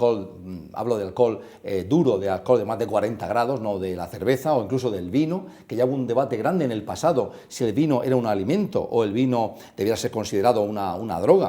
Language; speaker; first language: Spanish; native; Spanish